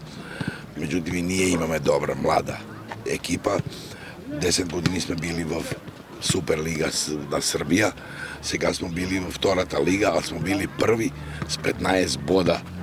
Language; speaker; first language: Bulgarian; non-native, learner; Serbian